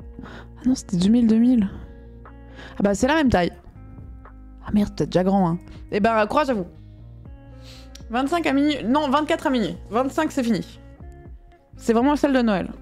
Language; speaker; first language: French; native; French